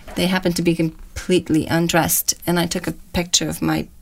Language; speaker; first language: English; non-native, fluent; Romanian